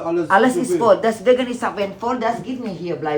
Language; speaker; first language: German; non-native, learner; Indonesian